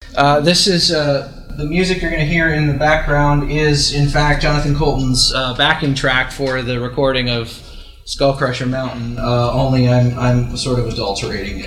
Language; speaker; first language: English; native; English